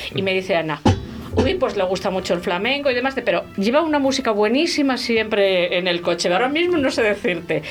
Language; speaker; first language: Spanish; native; Spanish